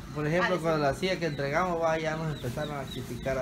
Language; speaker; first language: Spanish; native; Spanish